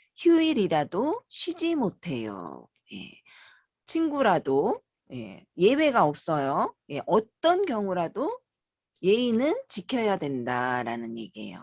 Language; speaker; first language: Korean; native; Korean